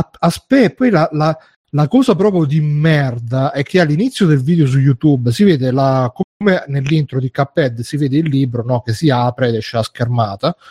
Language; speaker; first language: Italian; native; Italian